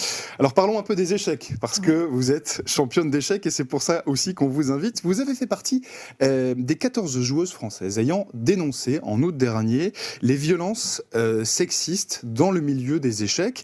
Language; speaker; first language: French; native; French